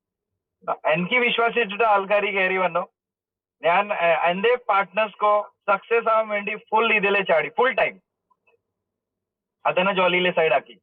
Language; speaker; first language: Malayalam; early bilingual, heritage; Malayalam